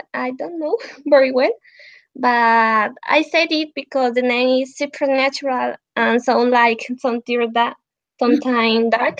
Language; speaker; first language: English; non-native, learner; Spanish